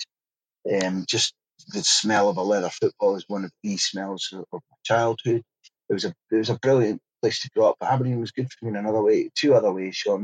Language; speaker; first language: English; native; English